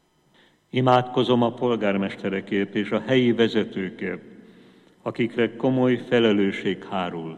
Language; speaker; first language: Hungarian; native; Hungarian